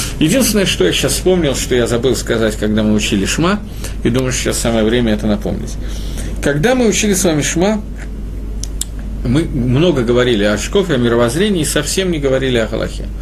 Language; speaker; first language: Russian; native; Russian